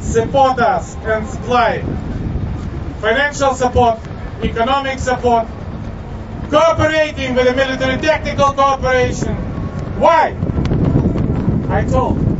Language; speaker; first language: English; non-native, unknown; Ukrainian